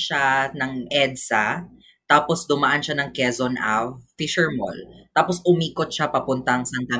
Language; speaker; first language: English; non-native, local second language; Cebuano